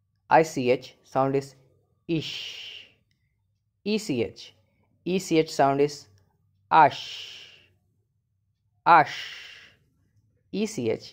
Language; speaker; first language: English; non-native, local second language; Hindi